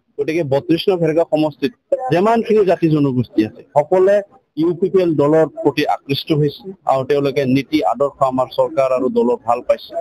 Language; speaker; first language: Assamese; non-native, local second language; Bodo